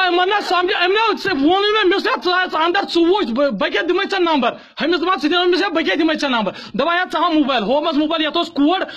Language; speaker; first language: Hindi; non-native, local second language; Kashmiri